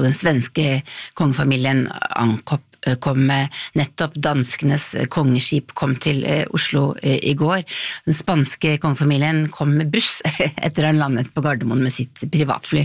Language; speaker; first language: Norwegian; native; Norwegian